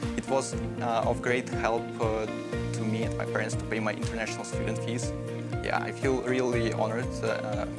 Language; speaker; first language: English; non-native, fluent; Russian